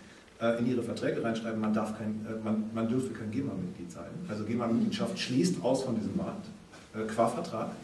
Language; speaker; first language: German; native; German